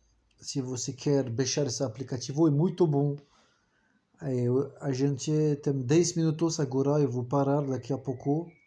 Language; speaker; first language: Portuguese; non-native, learner; French